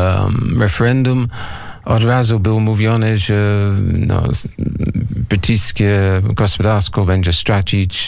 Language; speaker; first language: Polish; non-native, learner; English